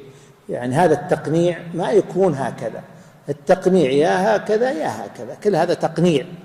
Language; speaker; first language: Arabic; native; Arabic